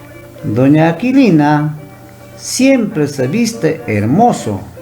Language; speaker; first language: Spanish; non-native, local second language; Quechua